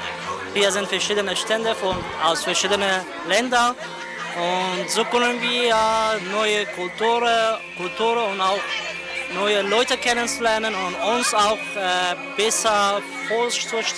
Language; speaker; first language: German; non-native, fluent; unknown